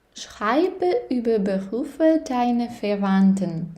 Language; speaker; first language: German; non-native, fluent; Ukrainian